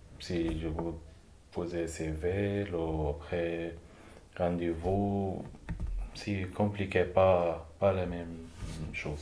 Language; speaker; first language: French; non-native, learner; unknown